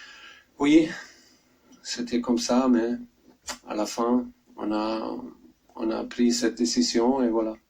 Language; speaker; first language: French; non-native, learner; German